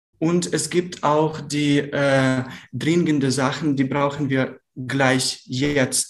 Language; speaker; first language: German; non-native, learner; Ukrainian